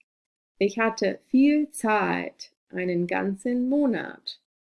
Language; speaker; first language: German; non-native, fluent; English